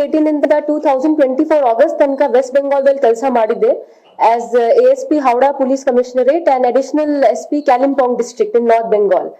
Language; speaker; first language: Kannada; non-native, fluent; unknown